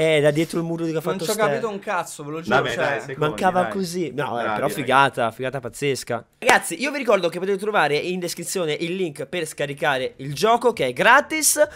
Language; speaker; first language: Italian; native; Italian